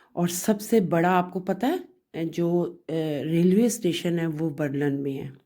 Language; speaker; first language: Urdu; non-native, local second language; Punjabi